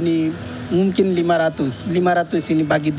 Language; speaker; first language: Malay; non-native, learner; Bangla